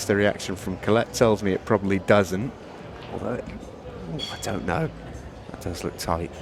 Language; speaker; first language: English; native; English